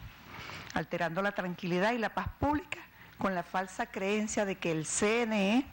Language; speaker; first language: Spanish; native; Spanish